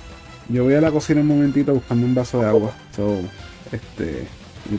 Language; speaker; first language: Spanish; native; Spanish